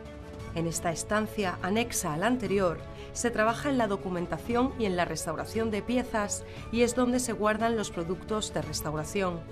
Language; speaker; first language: Spanish; native; Spanish